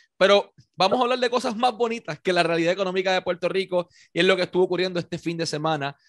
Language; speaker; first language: Spanish; native; Spanish